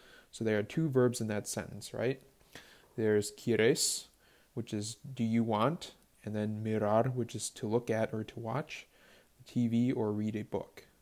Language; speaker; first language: English; native; English